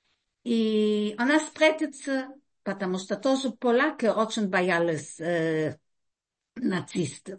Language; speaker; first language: Russian; early bilingual, heritage; Russian